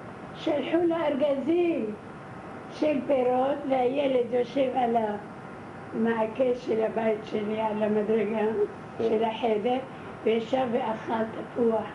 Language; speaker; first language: Hebrew; non-native, fluent; Arabic